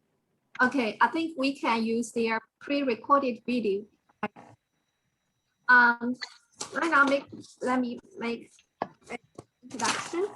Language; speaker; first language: English; non-native, fluent; Chinese